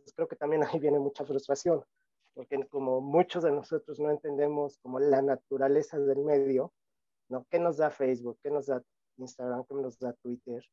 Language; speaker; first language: Spanish; native; Spanish